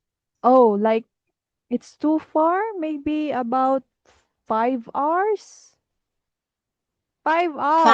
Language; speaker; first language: English; non-native, fluent; Filipino